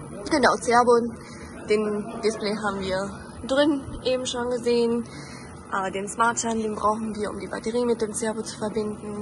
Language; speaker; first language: German; native; German